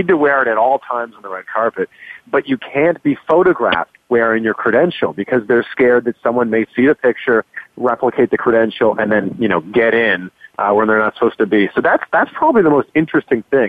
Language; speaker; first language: English; native; English